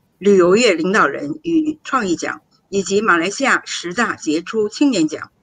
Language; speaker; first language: Chinese; native; Chinese